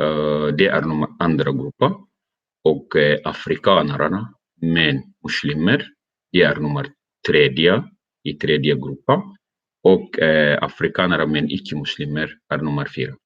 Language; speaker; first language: Norwegian; non-native, learner; Arabic